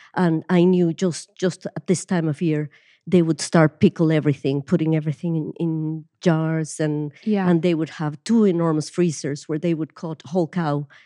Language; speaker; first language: English; non-native, fluent; Spanish